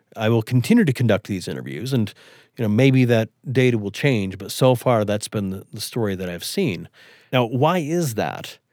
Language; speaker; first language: English; early bilingual, other home language; Swedish